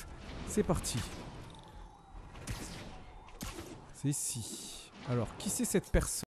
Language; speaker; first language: French; native; French